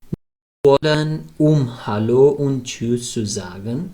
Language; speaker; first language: German; non-native, fluent; Pashto